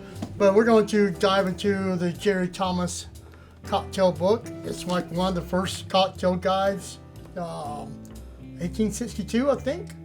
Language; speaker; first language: English; native; English